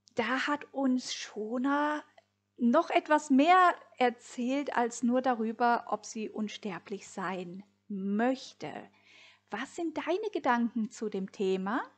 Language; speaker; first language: German; native; German